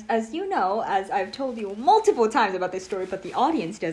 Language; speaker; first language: English; non-native, fluent; Vietnamese